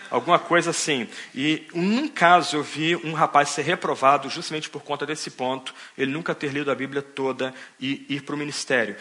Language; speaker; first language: Portuguese; native; Portuguese